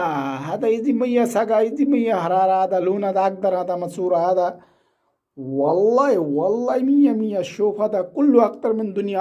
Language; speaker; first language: Arabic; non-native, learner; Bangla